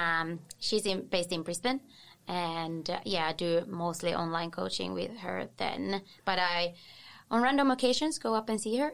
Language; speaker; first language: English; non-native, fluent; Finnish